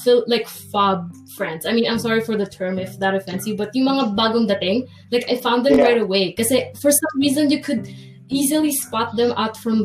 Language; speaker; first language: English; non-native, local second language; Filipino